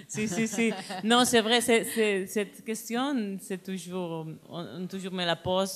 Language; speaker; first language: French; non-native, learner; Spanish